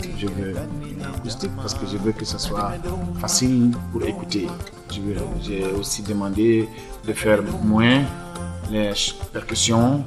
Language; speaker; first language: French; non-native, local second language; Bambara